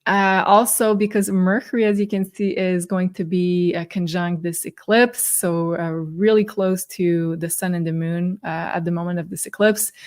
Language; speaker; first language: English; non-native, fluent; French